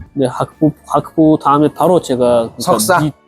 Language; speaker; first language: Korean; non-native, fluent; Uzbek